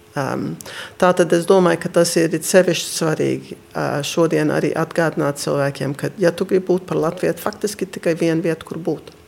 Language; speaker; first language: Latvian; early bilingual, heritage; Latvian